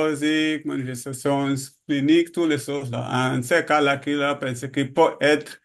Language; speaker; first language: French; non-native, learner; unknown